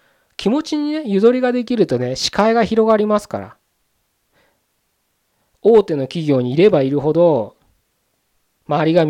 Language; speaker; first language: Japanese; native; Japanese